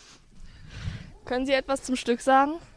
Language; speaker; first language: German; native; German